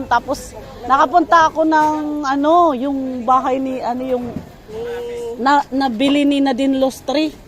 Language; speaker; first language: Filipino; non-native, local second language; Surigaonon